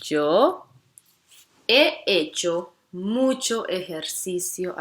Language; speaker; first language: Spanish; non-native, fluent; English